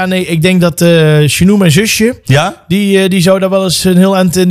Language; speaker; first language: Dutch; native; Dutch